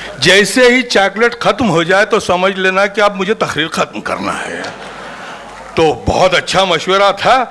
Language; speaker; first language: Urdu; native; Urdu